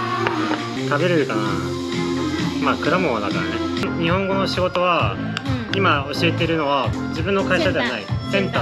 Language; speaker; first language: Japanese; native; Japanese